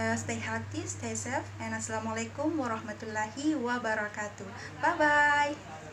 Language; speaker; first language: English; non-native, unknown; Indonesian